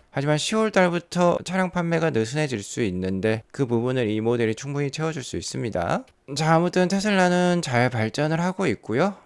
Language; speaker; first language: Korean; native; Korean